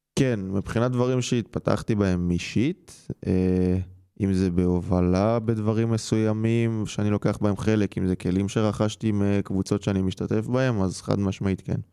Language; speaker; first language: Hebrew; early bilingual, other home language; English